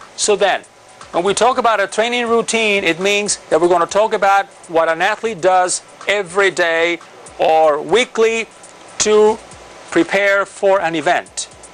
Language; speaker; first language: English; non-native, fluent; Spanish